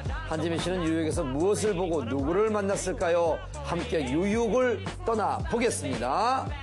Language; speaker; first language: Korean; native; Korean